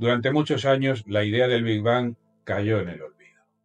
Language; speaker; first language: Spanish; native; Spanish